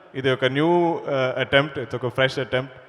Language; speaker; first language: Telugu; non-native, learner; Malayalam